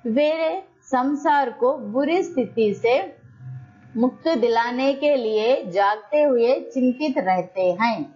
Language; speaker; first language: Hindi; non-native, local second language; Telugu